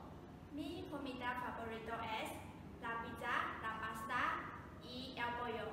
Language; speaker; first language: Spanish; non-native, learner; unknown